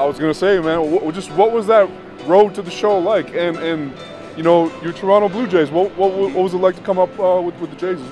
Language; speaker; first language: English; native; English